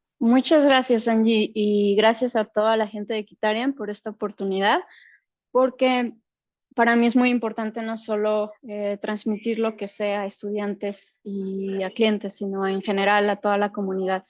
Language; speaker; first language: Spanish; native; Spanish